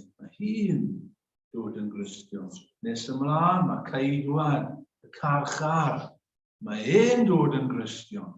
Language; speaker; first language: Welsh; native; Welsh